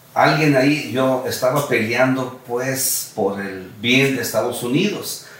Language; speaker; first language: Spanish; early bilingual, heritage; Spanish